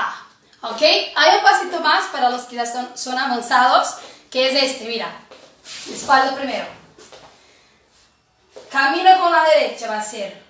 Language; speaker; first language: Spanish; non-native, fluent; Portuguese